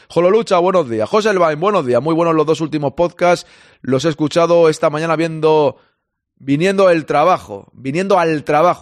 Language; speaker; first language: Spanish; native; Spanish